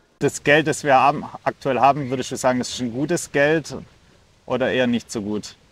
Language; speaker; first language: German; native; German